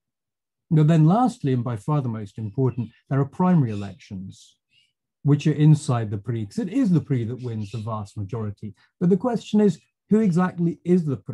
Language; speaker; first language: English; native; English